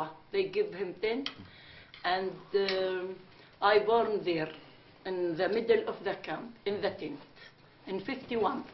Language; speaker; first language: English; non-native, learner; Arabic